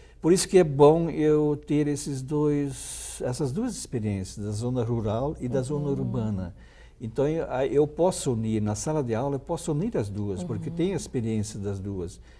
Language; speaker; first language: Portuguese; non-native, local second language; German